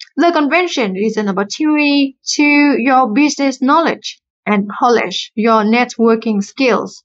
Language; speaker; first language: English; non-native, fluent; Vietnamese